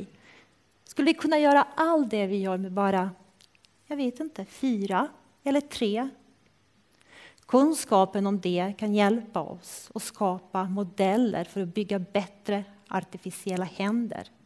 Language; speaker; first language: Swedish; non-native, fluent; Croatian